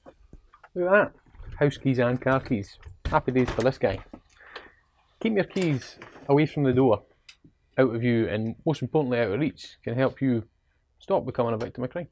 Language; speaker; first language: English; native; English